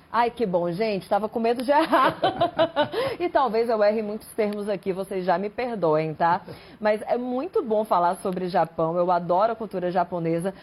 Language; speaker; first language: Portuguese; native; Portuguese